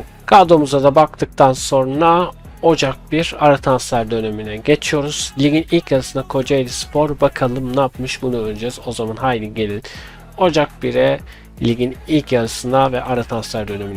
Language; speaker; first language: Turkish; native; Turkish